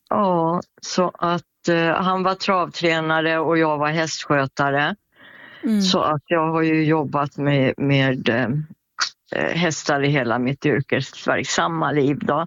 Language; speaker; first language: Swedish; native; Swedish